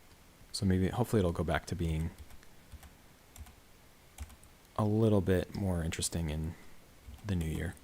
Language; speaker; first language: English; native; English